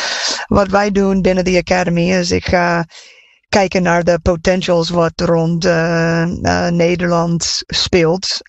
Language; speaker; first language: Dutch; non-native, fluent; English